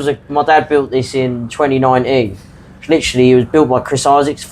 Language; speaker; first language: English; native; English